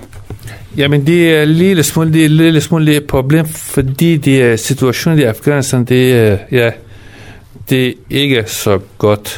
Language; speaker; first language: Danish; non-native, fluent; Persian